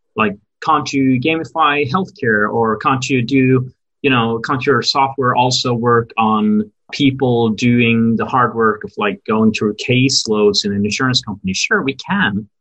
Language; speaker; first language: English; non-native, fluent; Norwegian